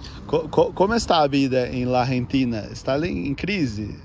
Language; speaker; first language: Spanish; non-native, learner; Portuguese